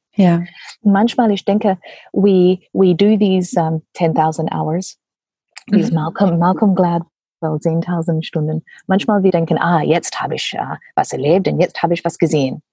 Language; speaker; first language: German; non-native, learner; English